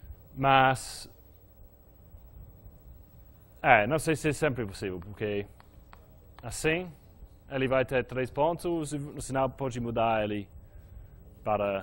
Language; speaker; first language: Portuguese; non-native, fluent; English